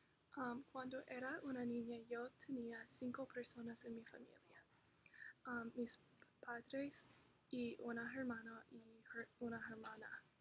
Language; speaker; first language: Spanish; non-native, learner; English